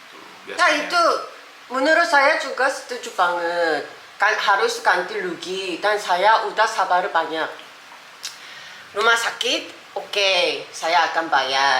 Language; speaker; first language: Indonesian; non-native, learner; Korean